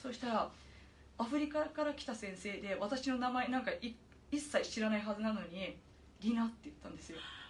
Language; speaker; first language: Japanese; native; Japanese